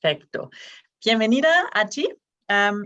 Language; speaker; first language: Spanish; non-native, fluent; Norwegian